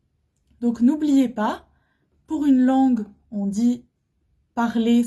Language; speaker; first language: French; non-native, fluent; Arabic